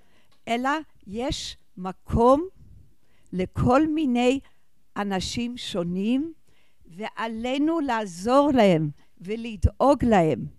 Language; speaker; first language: Hebrew; non-native, fluent; English